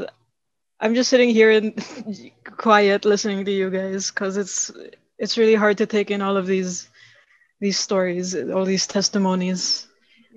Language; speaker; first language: English; non-native, local second language; Filipino